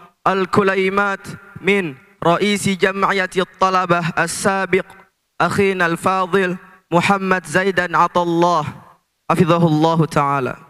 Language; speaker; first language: Arabic; non-native, learner; Indonesian